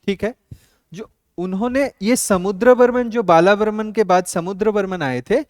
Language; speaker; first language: Hindi; non-native, local second language; Assamese